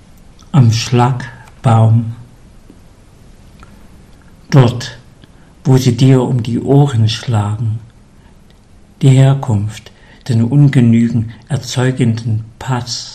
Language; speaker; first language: German; native; German